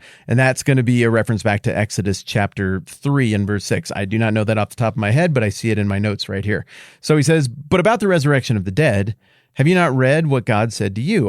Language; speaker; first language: English; native; English